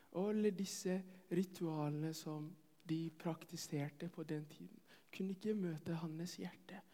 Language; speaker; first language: Norwegian; non-native, fluent; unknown